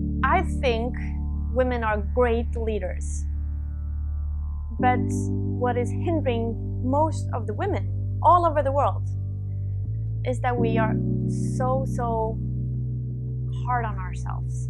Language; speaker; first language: English; non-native, fluent; Swedish